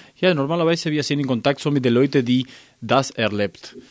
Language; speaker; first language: German; non-native, learner; Spanish